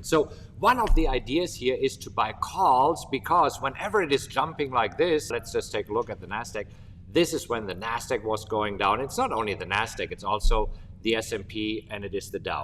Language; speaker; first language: English; non-native, fluent; German